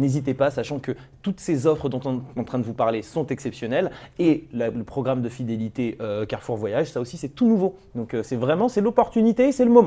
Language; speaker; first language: French; native; French